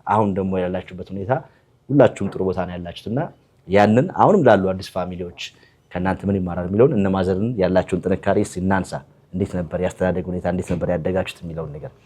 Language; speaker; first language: Amharic; native; Amharic